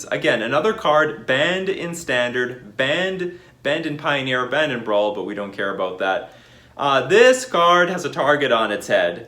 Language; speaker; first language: English; native; English